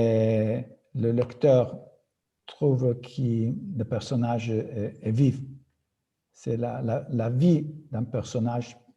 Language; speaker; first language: French; non-native, fluent; Italian